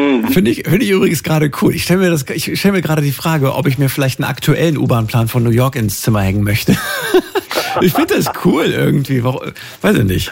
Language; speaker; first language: German; native; German